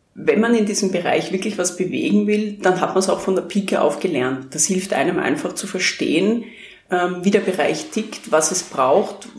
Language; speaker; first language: German; native; German